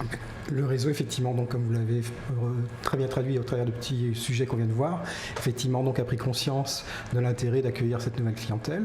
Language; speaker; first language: French; native; French